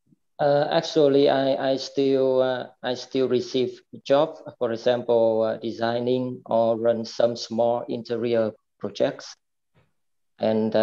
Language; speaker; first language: English; non-native, fluent; Vietnamese